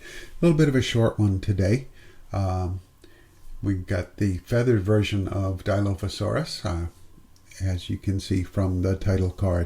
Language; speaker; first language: English; native; English